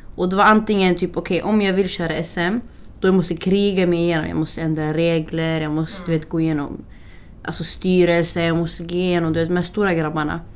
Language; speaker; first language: Swedish; early bilingual, other home language; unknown